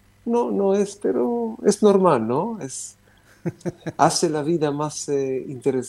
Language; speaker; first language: Spanish; non-native, fluent; Romanian